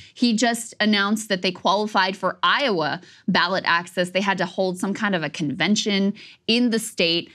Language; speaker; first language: English; native; English